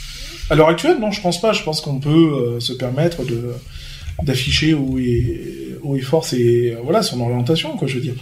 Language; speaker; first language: French; native; French